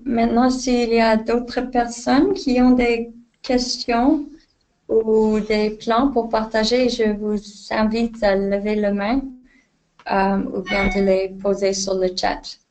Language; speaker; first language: French; non-native, fluent; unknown